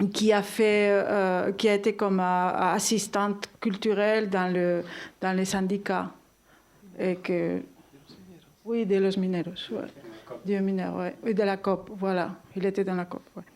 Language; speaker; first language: French; non-native, fluent; Spanish